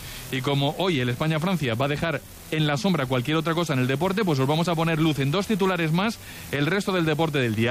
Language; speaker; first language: Spanish; native; Spanish